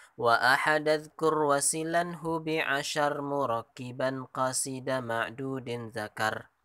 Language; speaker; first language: Arabic; non-native, learner; Indonesian